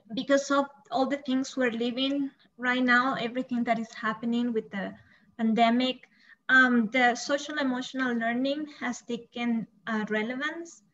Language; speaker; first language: English; non-native, fluent; Spanish